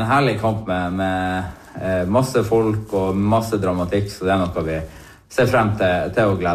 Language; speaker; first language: Norwegian; native; Norwegian